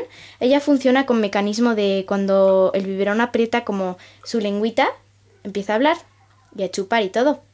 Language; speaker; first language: Spanish; native; Spanish